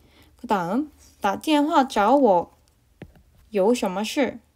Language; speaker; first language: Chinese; non-native, learner; Korean